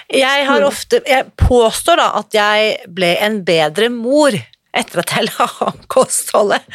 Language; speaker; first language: Norwegian; native; Norwegian